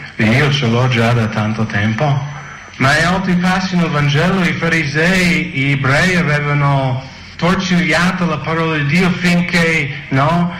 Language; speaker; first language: Italian; non-native, fluent; English